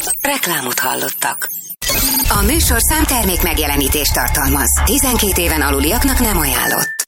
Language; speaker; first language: Hungarian; native; Hungarian